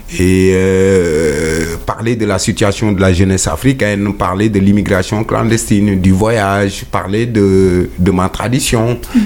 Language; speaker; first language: French; non-native, local second language; Wolof